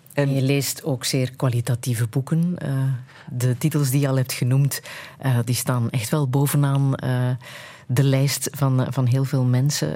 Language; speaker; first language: Dutch; native; Dutch